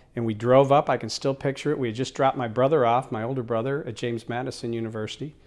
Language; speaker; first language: English; native; English